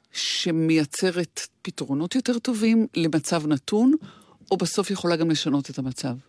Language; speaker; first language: Hebrew; native; Hebrew